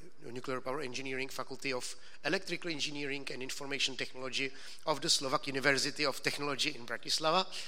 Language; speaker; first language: English; non-native, fluent; Czech